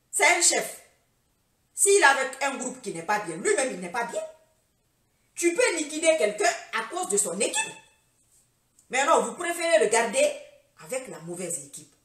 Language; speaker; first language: French; non-native, local second language; Fula